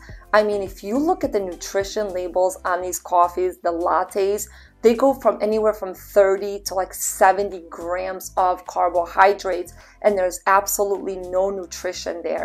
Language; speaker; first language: English; native; English